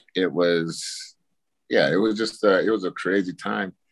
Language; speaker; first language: English; native; English